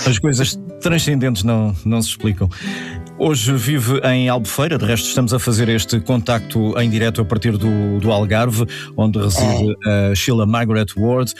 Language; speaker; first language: Portuguese; native; Portuguese